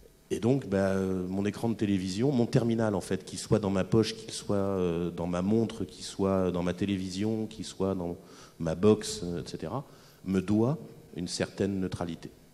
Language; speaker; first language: French; native; French